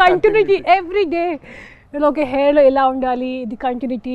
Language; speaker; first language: Telugu; non-native, fluent; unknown